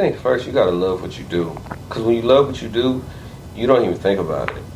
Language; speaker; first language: English; native; English